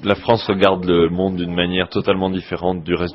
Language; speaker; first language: French; native; French